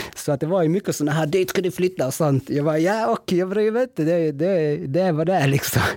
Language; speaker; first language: Swedish; early bilingual, other home language; Spanish